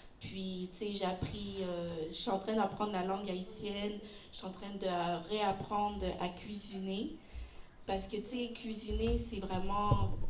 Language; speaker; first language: French; native; French